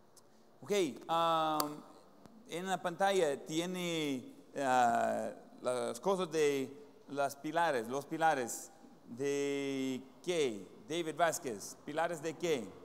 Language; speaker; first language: Spanish; non-native, fluent; English